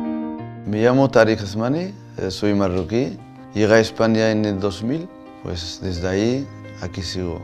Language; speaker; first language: Spanish; non-native, fluent; Arabic